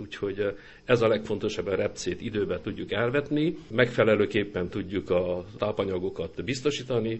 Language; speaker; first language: Hungarian; native; Hungarian